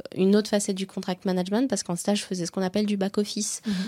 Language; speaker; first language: French; native; French